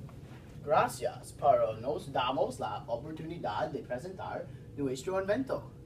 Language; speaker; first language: Spanish; non-native, learner; English